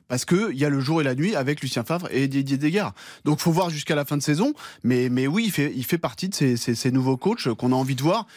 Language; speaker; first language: French; native; French